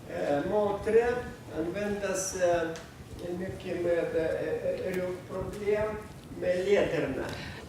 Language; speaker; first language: Swedish; non-native, fluent; Russian